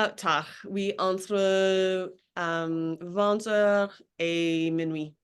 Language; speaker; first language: French; non-native, learner; English